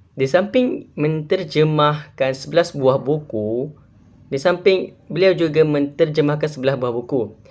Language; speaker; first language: Malay; native; Malay